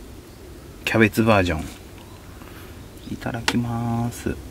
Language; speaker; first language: Japanese; native; Japanese